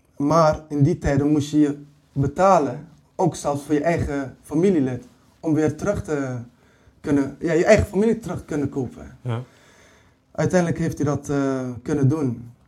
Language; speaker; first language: Dutch; early bilingual, other home language; Kurdish